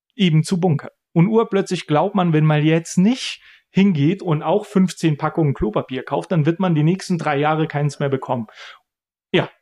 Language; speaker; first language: German; early bilingual, other home language; Bulgarian